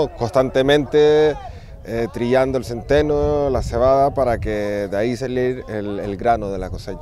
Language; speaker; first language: Spanish; native; Spanish